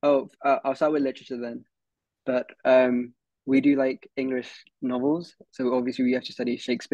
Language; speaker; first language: English; early bilingual, other home language; Hindi